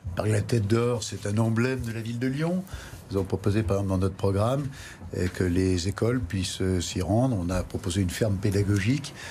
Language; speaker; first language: French; native; French